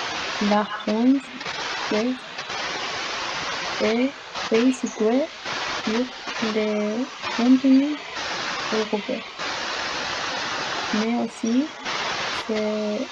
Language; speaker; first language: French; non-native, learner; Spanish